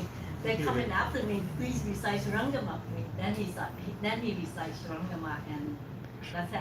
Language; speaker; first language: English; non-native, learner; Vietnamese